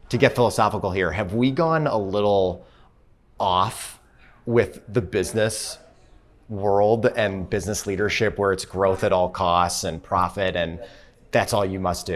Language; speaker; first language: English; native; English